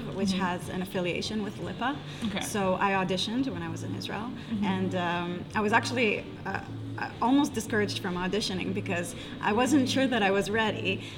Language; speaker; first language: English; non-native, fluent; Hebrew